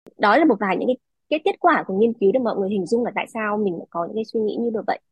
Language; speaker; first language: Vietnamese; native; Vietnamese